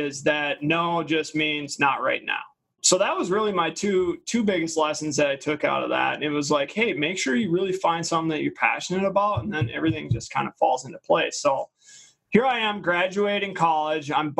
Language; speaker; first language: English; native; English